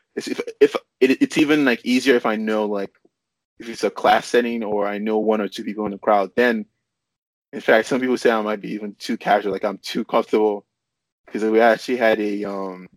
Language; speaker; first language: English; non-native, local second language; Yoruba